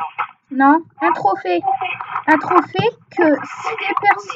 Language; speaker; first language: French; native; French